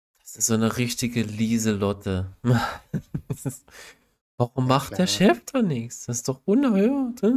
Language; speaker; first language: German; native; German